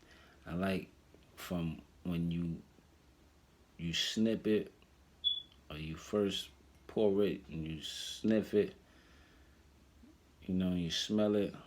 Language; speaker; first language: English; native; English